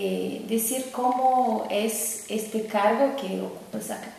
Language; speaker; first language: Spanish; non-native, learner; Portuguese